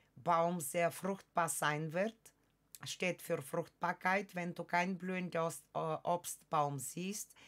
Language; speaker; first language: German; non-native, fluent; Bulgarian